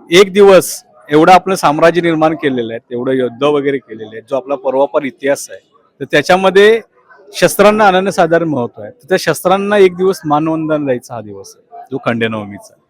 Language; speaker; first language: Marathi; native; Marathi